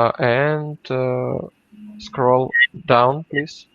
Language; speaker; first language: English; non-native, learner; Russian